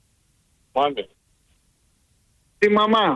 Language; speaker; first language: Greek; early bilingual, heritage; Greek